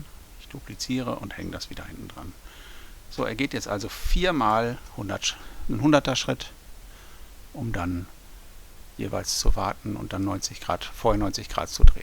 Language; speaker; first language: German; native; German